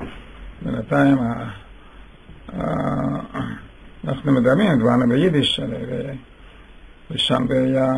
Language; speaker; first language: Hebrew; non-native, fluent; Yiddish